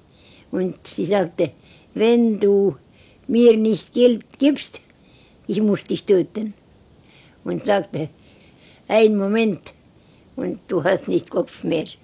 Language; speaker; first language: German; non-native, learner; Estonian